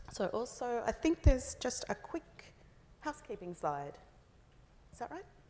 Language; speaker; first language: English; native; English